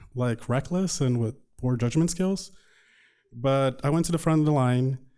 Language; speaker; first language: English; non-native, fluent; Portuguese